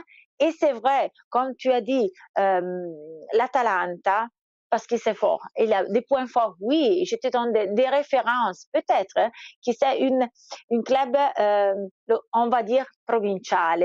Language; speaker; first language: French; non-native, fluent; Italian